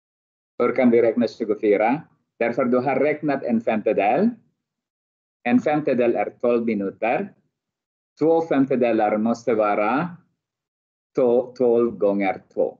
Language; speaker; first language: Swedish; non-native, fluent; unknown